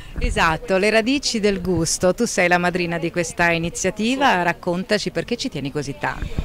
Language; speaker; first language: Italian; native; Italian